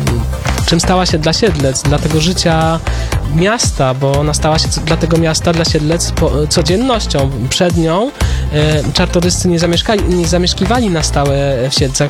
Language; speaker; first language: Polish; native; Polish